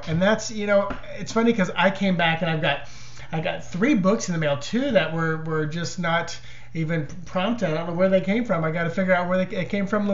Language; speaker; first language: English; native; English